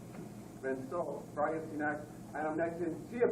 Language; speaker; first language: German; non-native, learner; English